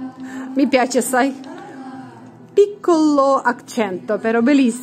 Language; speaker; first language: Italian; non-native, learner; Russian